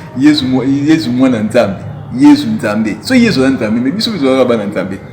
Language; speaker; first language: Lingala; non-native, local second language; Kongo